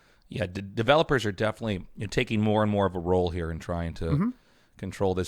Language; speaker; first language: English; native; English